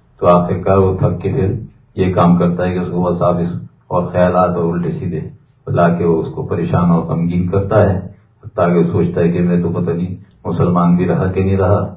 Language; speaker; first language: Urdu; native; Urdu